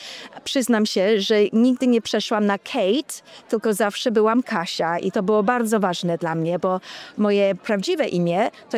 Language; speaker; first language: Polish; early bilingual, heritage; Polish